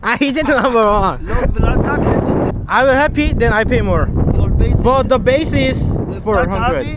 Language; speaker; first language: English; non-native, learner; Korean